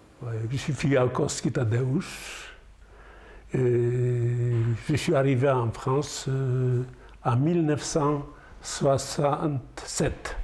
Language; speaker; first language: French; non-native, learner; Polish